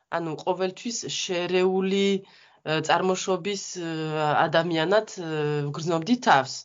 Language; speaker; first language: Georgian; non-native, fluent; French